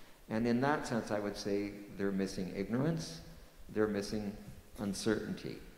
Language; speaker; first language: English; non-native, fluent; Portuguese